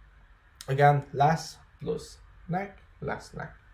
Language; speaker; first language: Hungarian; non-native, fluent; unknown